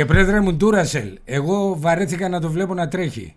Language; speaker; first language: Greek; native; Greek